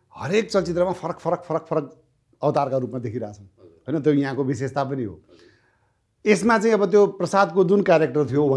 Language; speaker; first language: Nepali; native; Nepali